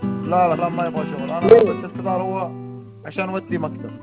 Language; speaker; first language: Arabic; non-native, learner; Bangla